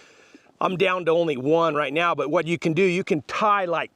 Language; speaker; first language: English; native; English